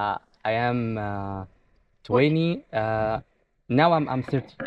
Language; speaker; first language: English; non-native, learner; Arabic